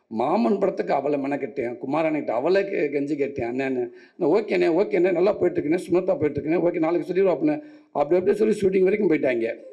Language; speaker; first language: Tamil; native; Tamil